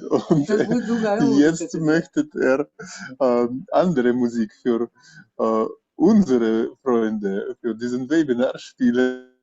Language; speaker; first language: German; non-native, fluent; Russian